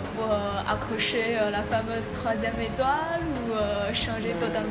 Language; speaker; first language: French; non-native, fluent; Chinese